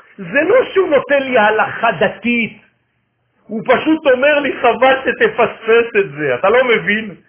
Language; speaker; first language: Hebrew; non-native, fluent; French